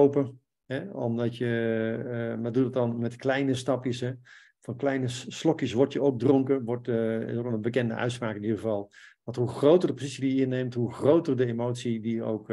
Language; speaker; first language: Dutch; native; Dutch